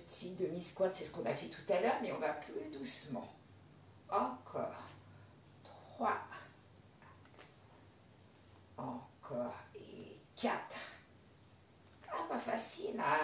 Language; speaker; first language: French; native; French